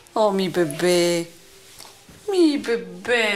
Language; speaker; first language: German; non-native, fluent; Spanish